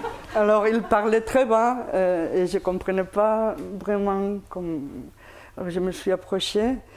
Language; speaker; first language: French; non-native, fluent; Spanish